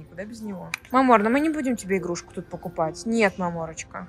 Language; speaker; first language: Russian; native; Russian